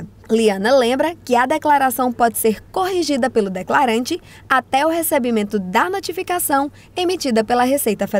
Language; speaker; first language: Portuguese; native; Portuguese